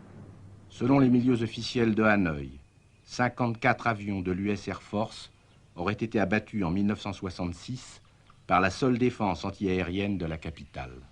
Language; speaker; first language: French; native; French